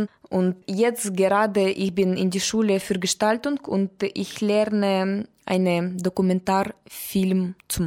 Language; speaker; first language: German; non-native, learner; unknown